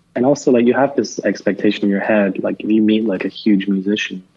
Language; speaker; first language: English; native; English